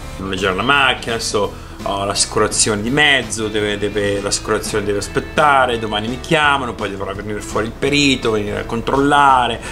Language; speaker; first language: Italian; native; Italian